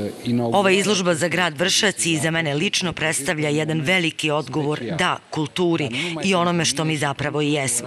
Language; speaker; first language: Serbian; native; Serbian